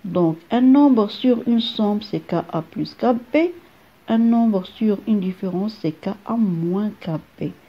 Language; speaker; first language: French; non-native, local second language; Arabic